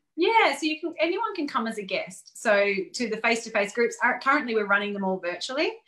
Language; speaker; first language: English; native; English